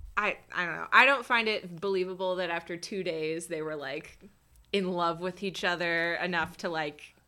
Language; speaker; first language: English; native; English